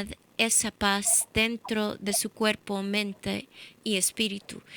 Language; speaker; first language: Spanish; early bilingual, heritage; English